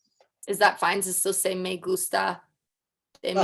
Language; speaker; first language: Spanish; non-native, learner; English